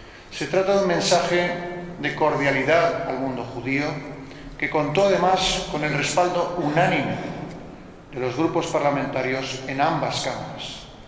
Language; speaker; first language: Spanish; native; Spanish